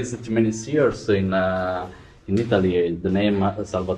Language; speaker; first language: English; non-native, learner; Italian